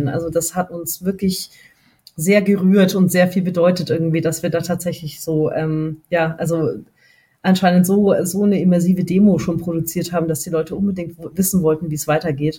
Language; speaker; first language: German; native; German